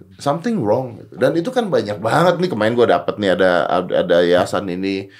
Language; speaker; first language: Indonesian; native; Indonesian